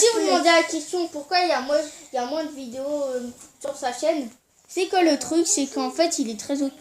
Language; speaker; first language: French; native; French